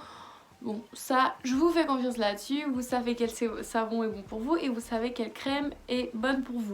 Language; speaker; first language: French; native; French